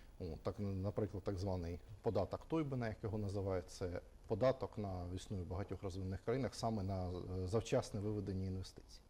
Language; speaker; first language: Ukrainian; native; Ukrainian